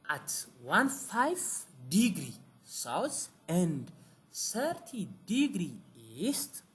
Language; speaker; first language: English; non-native, local second language; Amharic